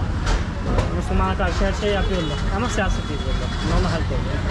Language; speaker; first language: Turkish; non-native, fluent; Urdu